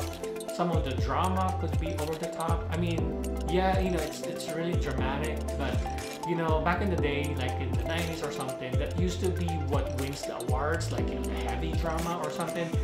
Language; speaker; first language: English; non-native, local second language; Filipino